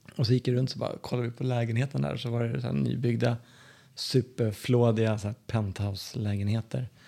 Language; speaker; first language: Swedish; native; Swedish